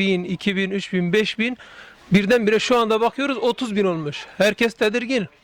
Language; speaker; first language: Turkish; native; Turkish